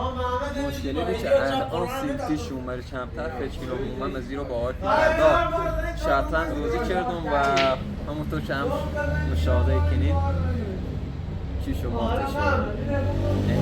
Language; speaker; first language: Persian; native; Persian